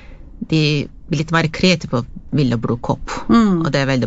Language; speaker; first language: Norwegian; non-native, fluent; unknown